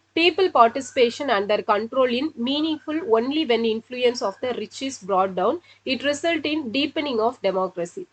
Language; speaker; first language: English; non-native, local second language; Tamil